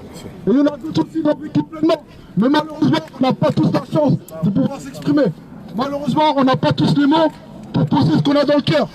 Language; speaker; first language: French; native; French